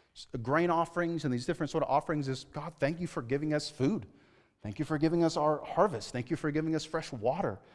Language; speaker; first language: English; native; English